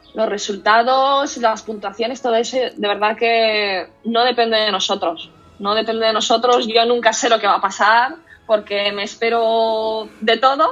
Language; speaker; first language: Spanish; early bilingual, other home language; Russian